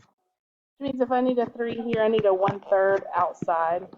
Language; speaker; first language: English; native; English